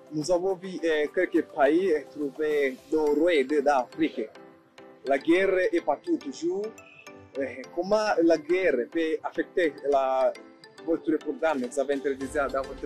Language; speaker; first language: French; non-native, learner; Swahili